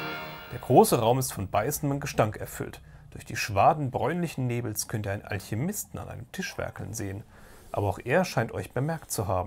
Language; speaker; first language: German; native; German